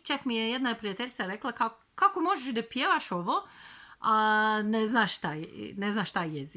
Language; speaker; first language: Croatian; non-native, fluent; Turkish